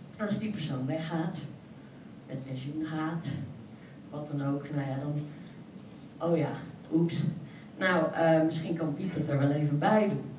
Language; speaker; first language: Dutch; early bilingual, other home language; French